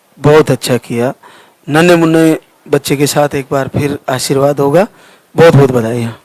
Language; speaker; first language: Hindi; native; Hindi